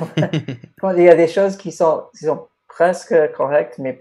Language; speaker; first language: French; non-native, fluent; English